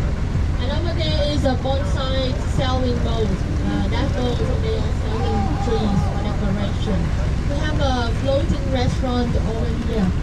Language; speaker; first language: English; non-native, fluent; Vietnamese